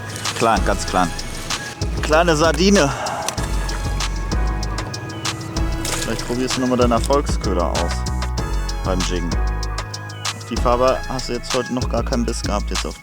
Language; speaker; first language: German; native; German